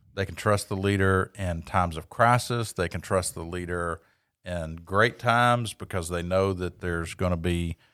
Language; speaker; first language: English; native; English